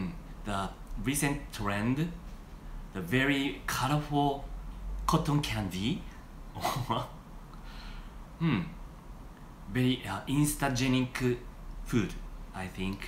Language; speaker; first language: English; non-native, learner; Japanese